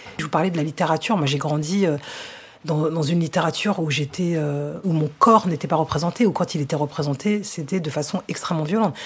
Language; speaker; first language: French; native; French